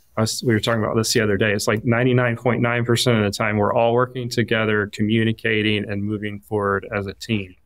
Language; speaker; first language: English; native; English